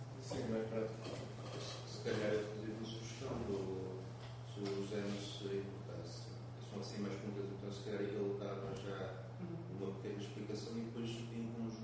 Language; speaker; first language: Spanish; non-native, learner; Portuguese